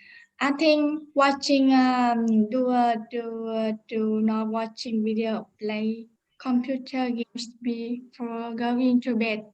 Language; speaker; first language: English; non-native, learner; Vietnamese